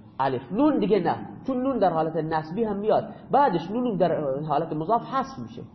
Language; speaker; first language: Persian; non-native, local second language; Baluchi